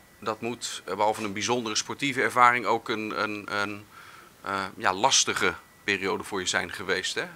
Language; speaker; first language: Dutch; native; Dutch